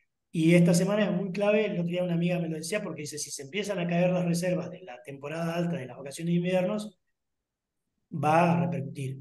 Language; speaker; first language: Spanish; native; Spanish